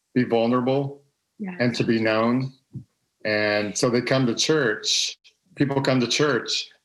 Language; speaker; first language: English; native; English